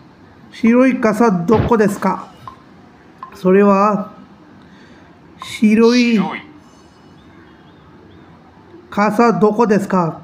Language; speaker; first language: Japanese; non-native, learner; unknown